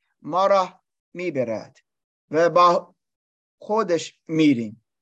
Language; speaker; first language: Persian; non-native, learner; English